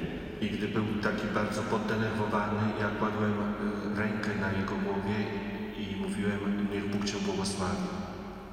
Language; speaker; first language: Polish; native; Polish